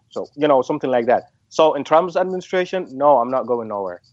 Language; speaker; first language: English; non-native, fluent; Somali